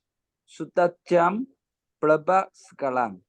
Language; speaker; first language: Indonesian; non-native, learner; Chinese